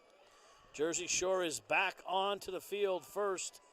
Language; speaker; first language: English; native; English